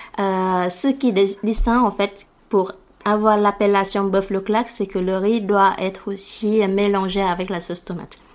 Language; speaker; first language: French; non-native, fluent; Vietnamese